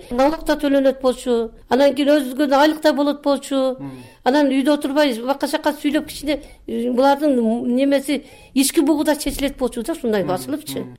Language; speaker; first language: Kyrgyz; native; Kyrgyz